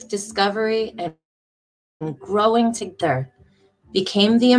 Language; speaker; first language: English; native; English